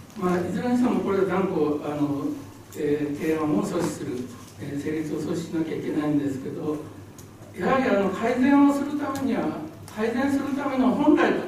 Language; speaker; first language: Japanese; native; Japanese